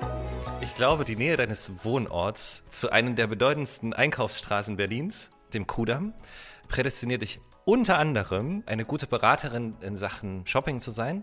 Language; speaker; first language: German; native; German